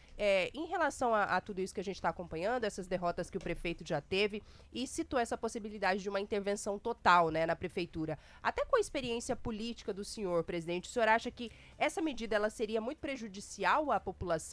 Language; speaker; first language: Portuguese; native; Portuguese